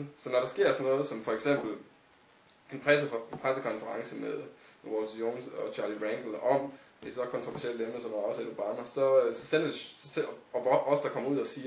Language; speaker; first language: Danish; native; Danish